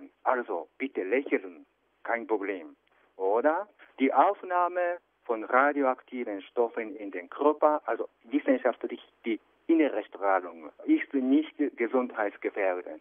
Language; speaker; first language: German; non-native, fluent; Japanese